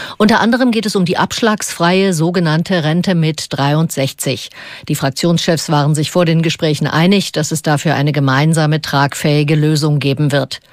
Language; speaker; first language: German; native; German